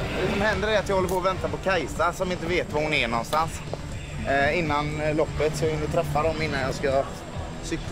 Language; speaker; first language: Swedish; native; Swedish